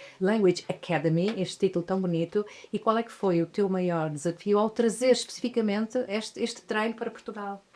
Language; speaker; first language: Portuguese; native; Portuguese